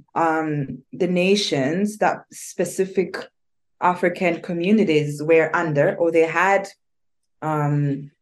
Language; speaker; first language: English; non-native, local second language; Kinyarwanda